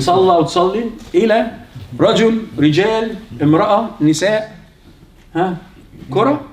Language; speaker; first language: Arabic; non-native, fluent; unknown